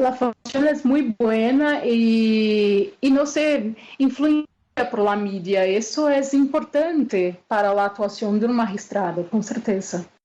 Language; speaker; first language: Spanish; non-native, fluent; Portuguese